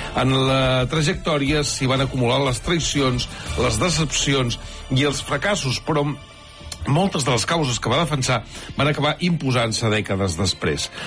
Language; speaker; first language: Catalan; native; Catalan